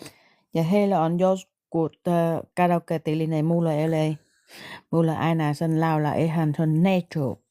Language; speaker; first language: Finnish; non-native, learner; Vietnamese